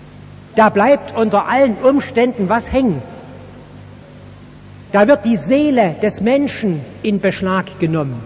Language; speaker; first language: German; native; German